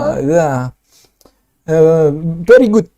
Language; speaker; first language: English; non-native, learner; Indonesian